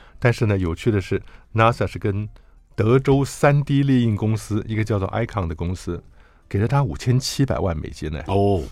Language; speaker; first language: Chinese; native; Chinese